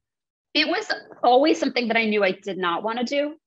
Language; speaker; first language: English; native; English